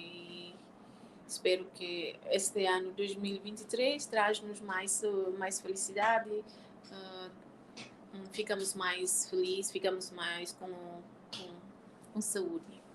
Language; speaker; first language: Portuguese; non-native, local second language; Tetum